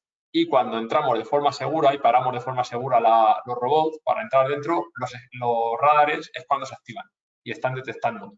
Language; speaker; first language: Spanish; native; Spanish